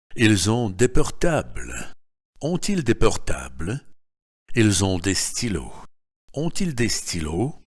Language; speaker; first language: French; non-native, fluent; Russian